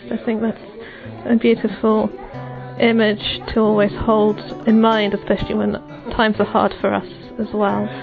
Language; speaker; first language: English; native; English